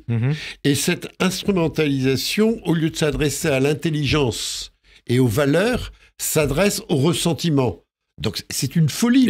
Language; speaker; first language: French; native; French